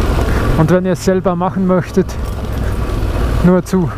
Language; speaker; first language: German; native; German